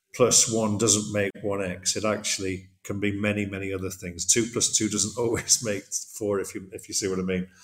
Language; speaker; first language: English; native; English